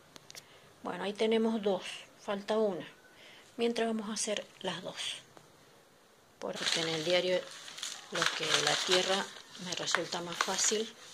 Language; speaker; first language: Spanish; native; Spanish